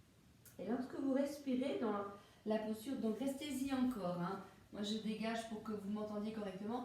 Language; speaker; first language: French; native; French